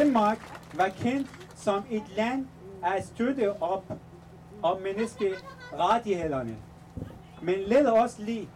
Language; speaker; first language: Danish; non-native, fluent; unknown